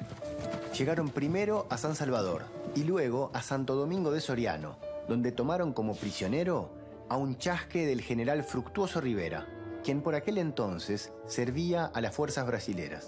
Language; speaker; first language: Spanish; native; Spanish